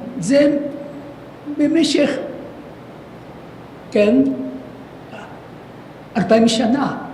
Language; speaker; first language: Hebrew; non-native, learner; Japanese